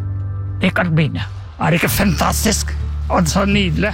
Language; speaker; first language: Norwegian; non-native, fluent; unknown